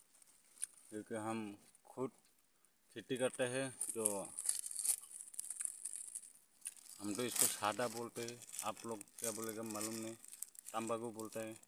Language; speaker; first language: Hindi; non-native, local second language; Garo